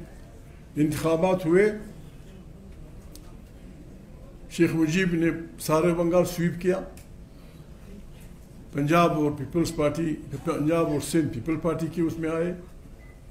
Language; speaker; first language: Urdu; non-native, local second language; Pashto